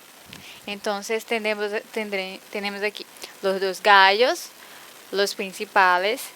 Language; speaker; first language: Spanish; non-native, fluent; Portuguese